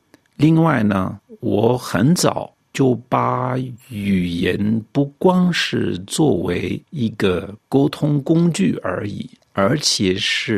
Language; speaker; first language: Chinese; non-native, fluent; French